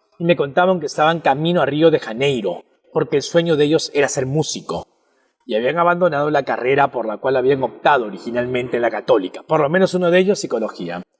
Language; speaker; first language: Spanish; native; Spanish